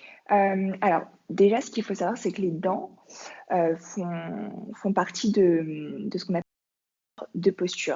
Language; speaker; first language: French; native; French